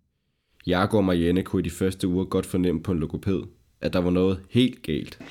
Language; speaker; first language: Danish; native; Danish